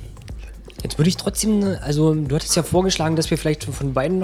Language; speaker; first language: German; native; German